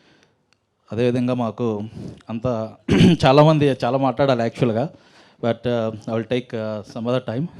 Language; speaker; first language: Telugu; native; Telugu